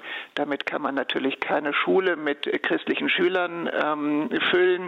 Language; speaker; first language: German; native; German